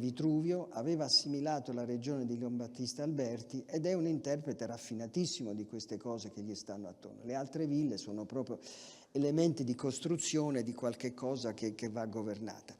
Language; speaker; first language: Italian; native; Italian